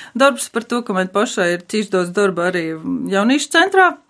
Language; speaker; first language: Latvian; native; Latvian